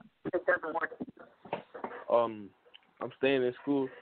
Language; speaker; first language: English; native; English